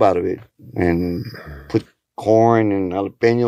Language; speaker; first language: English; early bilingual, other home language; Spanish